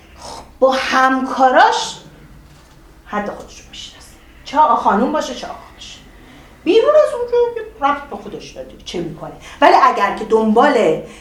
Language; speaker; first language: Persian; native; Persian